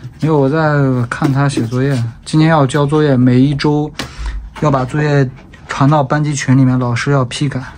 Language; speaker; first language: Chinese; native; Chinese